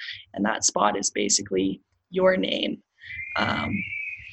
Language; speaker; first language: English; native; English